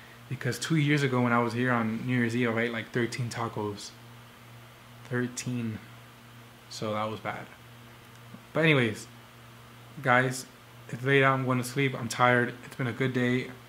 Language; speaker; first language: English; early bilingual, other home language; Spanish